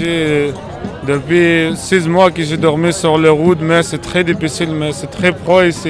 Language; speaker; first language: French; non-native, learner; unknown